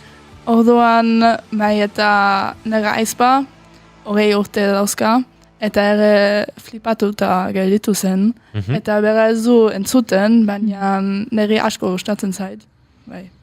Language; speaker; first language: Basque; early bilingual, heritage; Basque